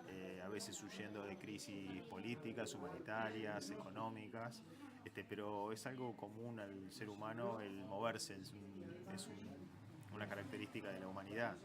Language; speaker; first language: Spanish; native; Spanish